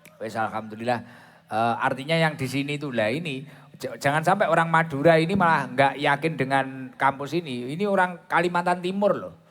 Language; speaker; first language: Indonesian; non-native, local second language; Javanese